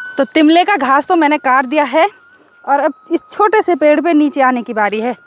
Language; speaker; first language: Hindi; non-native, local second language; Garhwali